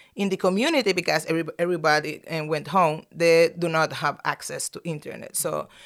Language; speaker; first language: English; non-native, fluent; Spanish